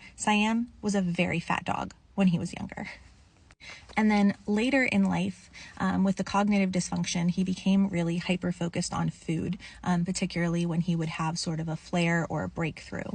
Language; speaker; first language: English; native; English